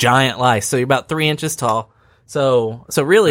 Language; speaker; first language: English; native; English